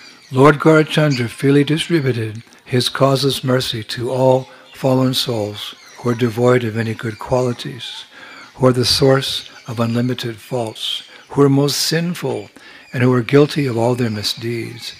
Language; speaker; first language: English; native; English